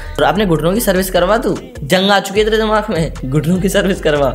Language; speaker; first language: Hindi; native; Hindi